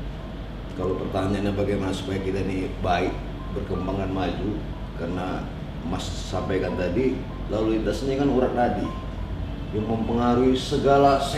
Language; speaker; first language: Indonesian; native; Indonesian